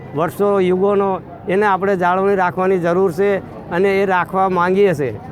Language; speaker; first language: Gujarati; non-native, local second language; Marwari